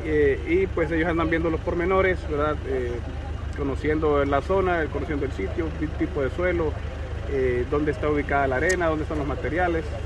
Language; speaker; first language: Spanish; native; Spanish